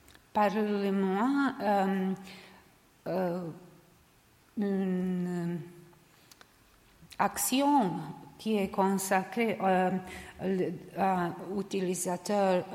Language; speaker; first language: French; non-native, learner; Serbian